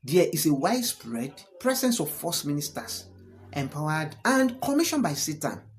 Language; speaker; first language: English; non-native, local second language; Yoruba